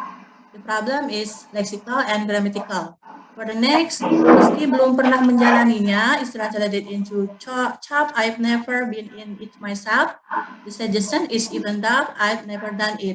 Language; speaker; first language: English; non-native, learner; Indonesian